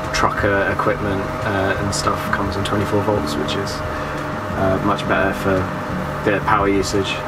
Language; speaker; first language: English; native; English